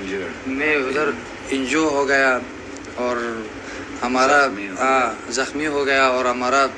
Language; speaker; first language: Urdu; non-native, learner; Persian